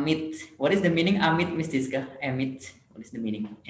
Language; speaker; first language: English; non-native, fluent; Indonesian